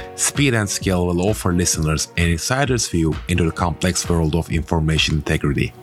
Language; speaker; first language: English; non-native, fluent; Turkish